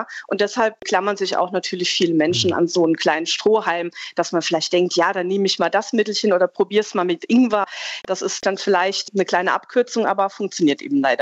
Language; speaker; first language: German; native; German